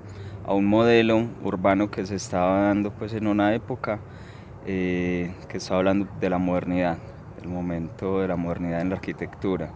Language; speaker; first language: Spanish; native; Spanish